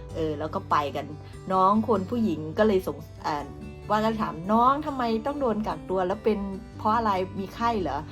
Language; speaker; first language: Thai; native; Thai